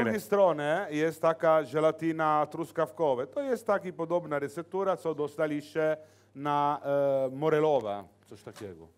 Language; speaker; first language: Polish; non-native, learner; Italian